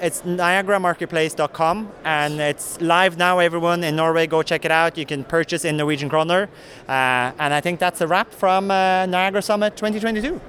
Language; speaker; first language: English; non-native, fluent; Norwegian